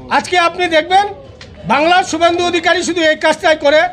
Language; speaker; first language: Hindi; non-native, local second language; Bangla